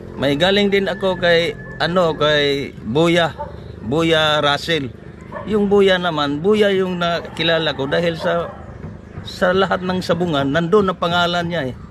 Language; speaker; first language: Filipino; non-native, local second language; Cebuano